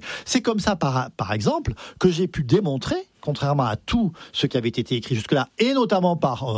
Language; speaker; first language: French; native; French